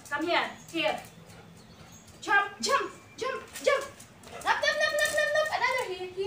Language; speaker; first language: English; non-native, local second language; Filipino